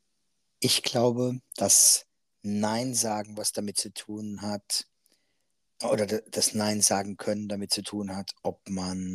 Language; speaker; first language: German; native; German